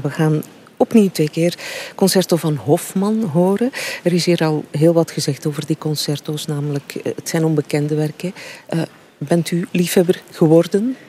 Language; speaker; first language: Dutch; native; Dutch